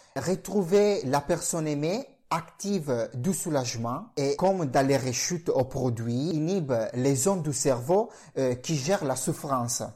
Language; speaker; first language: French; non-native, fluent; Italian